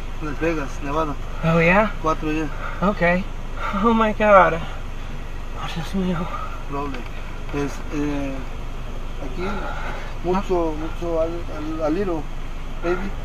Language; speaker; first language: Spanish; non-native, learner; English